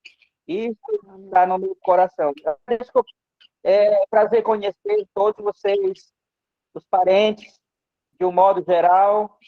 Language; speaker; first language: Portuguese; non-native, local second language; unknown